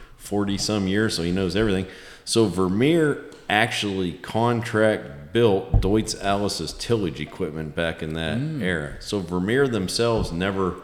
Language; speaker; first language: English; native; English